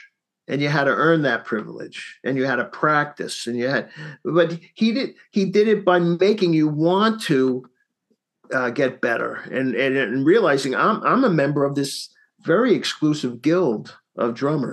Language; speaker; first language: English; native; English